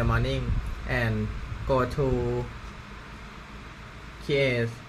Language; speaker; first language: English; non-native, learner; Thai